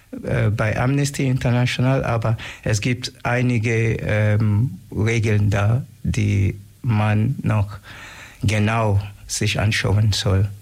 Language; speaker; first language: German; non-native, learner; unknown